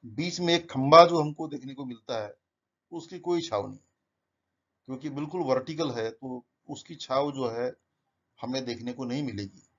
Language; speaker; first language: Hindi; non-native, local second language; Marathi